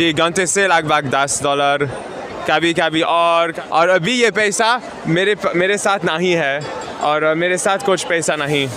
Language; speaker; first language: Hindi; non-native, learner; German